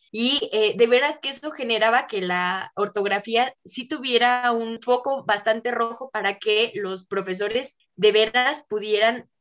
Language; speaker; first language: Spanish; native; Spanish